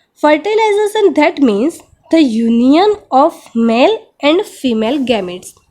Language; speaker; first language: English; non-native, local second language; Gujarati